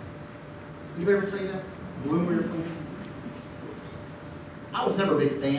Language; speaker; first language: English; native; English